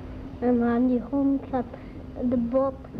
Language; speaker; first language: Dutch; early bilingual, other home language; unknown